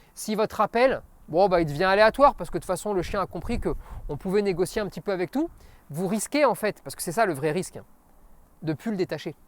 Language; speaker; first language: French; native; French